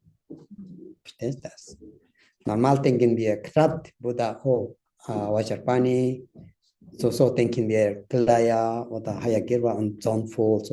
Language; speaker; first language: German; non-native, learner; Tibetan